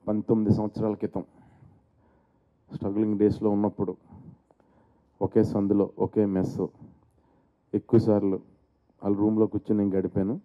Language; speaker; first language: Telugu; native; Telugu